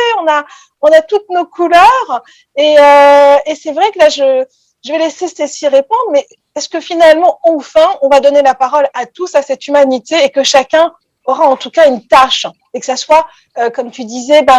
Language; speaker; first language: French; native; French